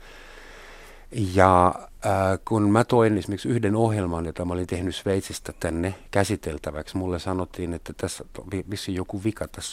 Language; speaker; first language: Finnish; non-native, fluent; German